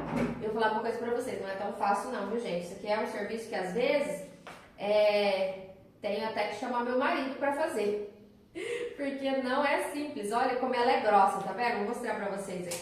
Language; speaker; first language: Portuguese; native; Portuguese